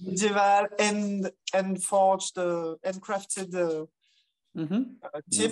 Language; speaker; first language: English; non-native, fluent; French